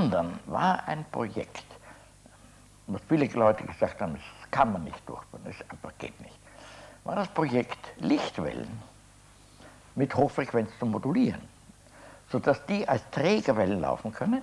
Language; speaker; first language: German; native; German